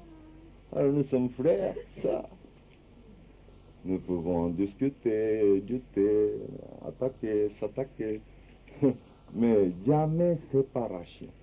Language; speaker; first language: French; non-native, fluent; Japanese